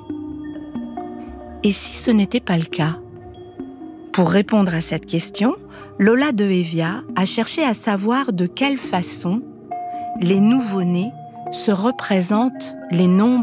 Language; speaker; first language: French; native; French